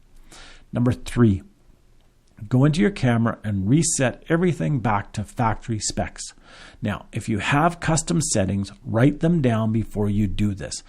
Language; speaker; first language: English; native; English